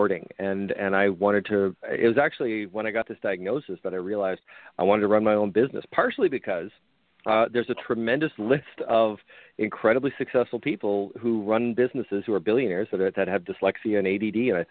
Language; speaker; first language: English; native; English